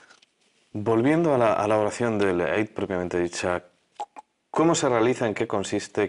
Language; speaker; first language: Spanish; native; Spanish